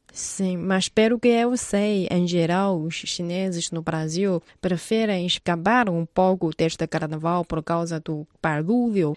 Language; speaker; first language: Portuguese; non-native, fluent; Chinese